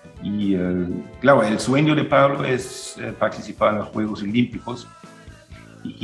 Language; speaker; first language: Spanish; non-native, fluent; German